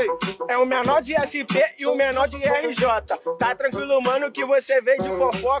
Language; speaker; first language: Portuguese; native; Portuguese